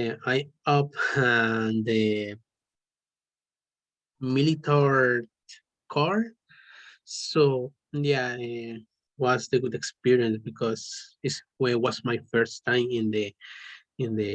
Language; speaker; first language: English; non-native, learner; Spanish